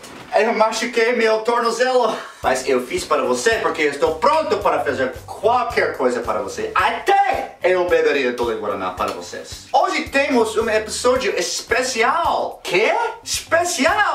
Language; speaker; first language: Portuguese; non-native, fluent; English